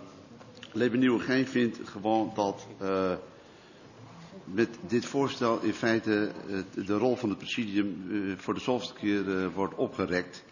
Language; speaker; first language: Dutch; native; Dutch